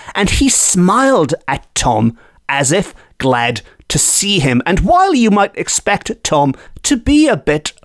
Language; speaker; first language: English; native; English